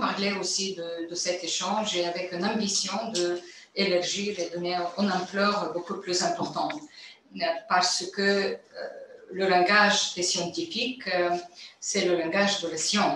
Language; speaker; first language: French; non-native, fluent; Bulgarian